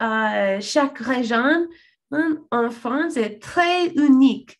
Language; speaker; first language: French; non-native, learner; English